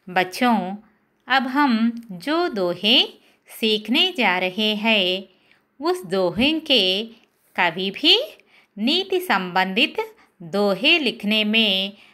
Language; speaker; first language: Hindi; non-native, local second language; Telugu